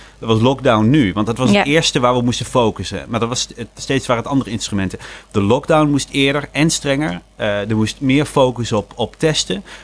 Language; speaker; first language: Dutch; native; Dutch